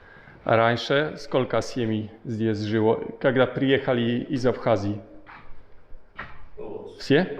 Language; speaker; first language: Russian; non-native, learner; Polish